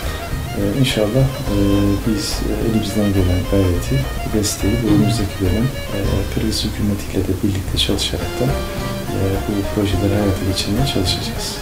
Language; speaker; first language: Turkish; native; Turkish